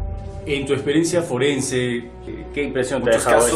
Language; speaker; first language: Spanish; native; Spanish